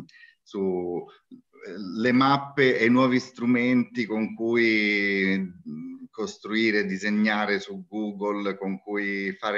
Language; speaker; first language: Italian; native; Italian